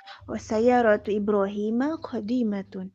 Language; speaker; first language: Arabic; non-native, learner; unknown